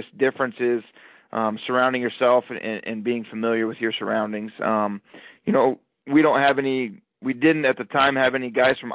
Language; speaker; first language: English; native; English